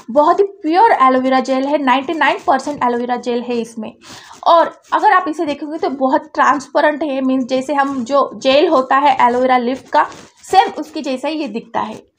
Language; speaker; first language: Hindi; native; Hindi